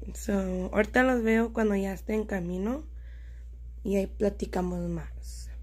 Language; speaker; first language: Spanish; early bilingual, heritage; Spanish